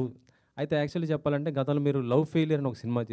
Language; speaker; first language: Telugu; native; Telugu